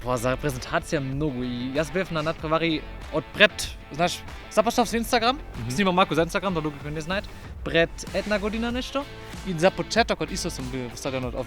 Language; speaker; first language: Macedonian; non-native, learner; German